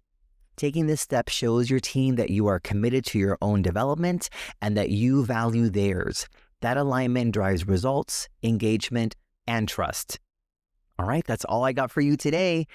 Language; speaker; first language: English; native; English